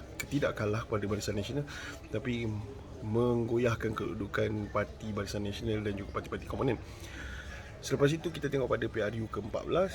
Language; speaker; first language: Malay; native; Malay